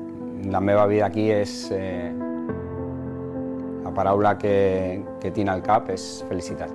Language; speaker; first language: Catalan; non-native, learner; Spanish